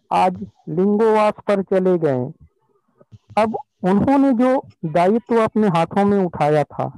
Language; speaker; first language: Hindi; native; Hindi